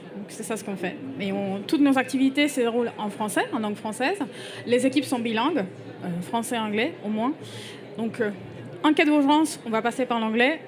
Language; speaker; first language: French; non-native, fluent; Spanish